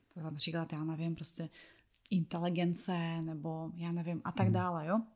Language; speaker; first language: Czech; non-native, fluent; Russian